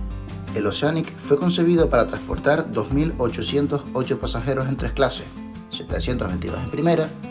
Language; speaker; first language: Spanish; native; Spanish